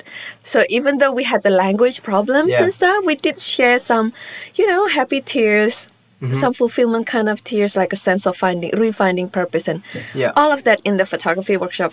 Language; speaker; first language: English; non-native, local second language; Chinese